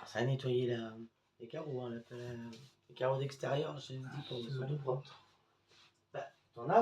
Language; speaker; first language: French; native; French